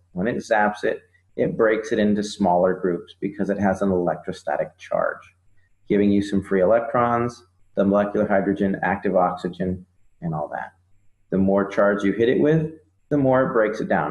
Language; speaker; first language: English; native; English